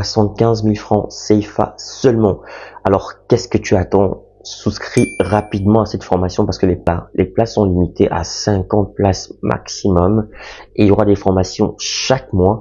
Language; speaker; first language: French; native; French